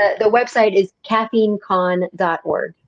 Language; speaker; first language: English; native; English